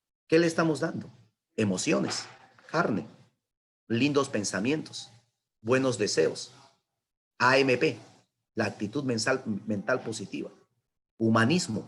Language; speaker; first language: Spanish; native; Spanish